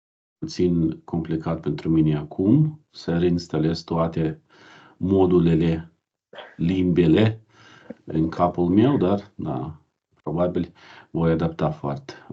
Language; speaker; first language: Romanian; non-native, learner; Ukrainian